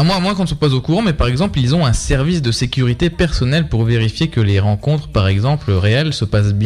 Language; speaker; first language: French; native; French